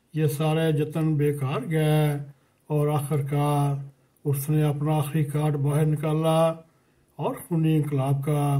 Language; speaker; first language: Urdu; native; Urdu